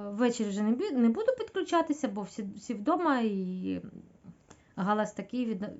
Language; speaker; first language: Ukrainian; non-native, local second language; Russian